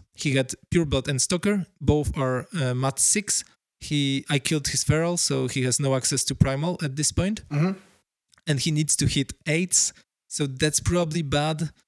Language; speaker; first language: English; non-native, fluent; Polish